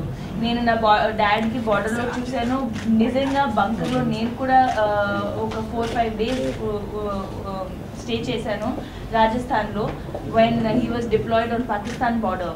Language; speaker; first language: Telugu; non-native, local second language; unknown